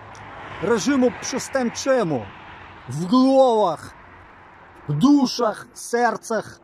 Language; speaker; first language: Polish; non-native, fluent; Ukrainian